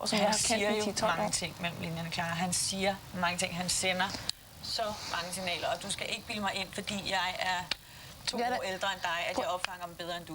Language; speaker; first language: Danish; native; Danish